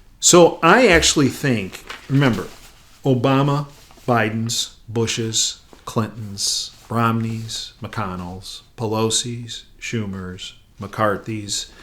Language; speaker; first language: English; native; English